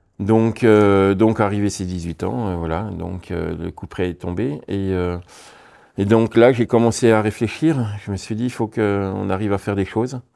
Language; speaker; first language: French; native; French